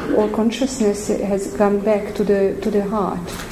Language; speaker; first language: English; non-native, fluent; Hungarian